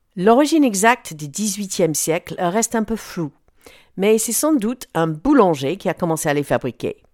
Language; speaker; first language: French; non-native, fluent; English